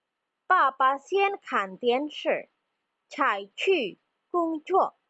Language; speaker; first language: Chinese; non-native, fluent; Indonesian